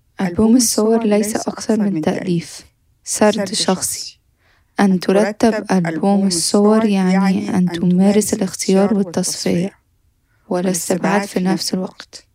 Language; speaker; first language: Arabic; native; Arabic